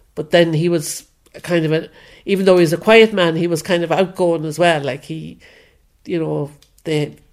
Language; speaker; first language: English; native; English